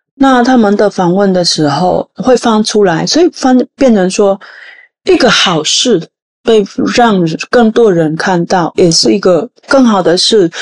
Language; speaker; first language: Chinese; non-native, fluent; Vietnamese